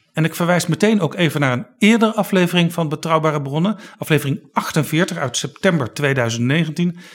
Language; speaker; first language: Dutch; native; Dutch